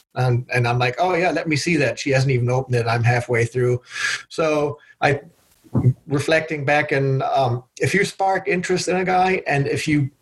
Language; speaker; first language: English; non-native, fluent; German